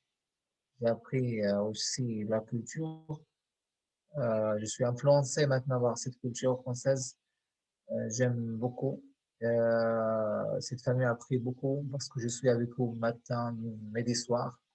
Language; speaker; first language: French; non-native, fluent; Arabic